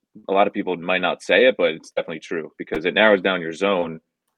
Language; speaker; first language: English; native; English